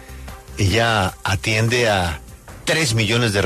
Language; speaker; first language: Spanish; native; Spanish